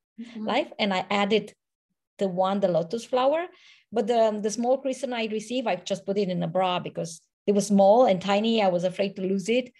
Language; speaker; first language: English; non-native, fluent; Romanian